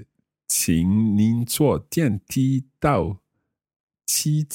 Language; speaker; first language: Chinese; non-native, learner; English